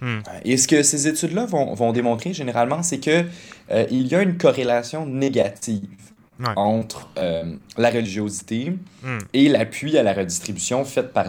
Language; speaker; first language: French; native; French